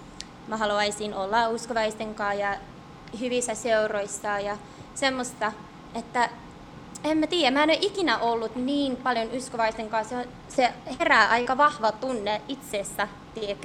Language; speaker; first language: Finnish; early bilingual, heritage; English